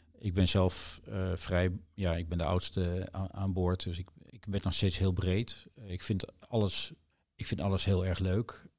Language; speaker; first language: Dutch; native; Dutch